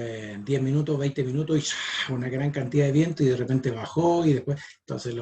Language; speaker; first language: Spanish; native; Spanish